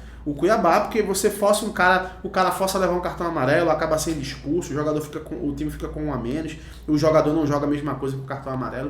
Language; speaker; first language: Portuguese; native; Portuguese